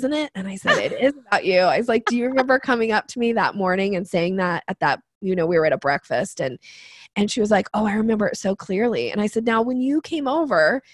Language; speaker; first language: English; native; English